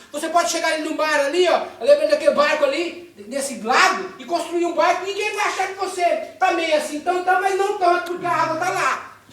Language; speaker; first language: Portuguese; native; Portuguese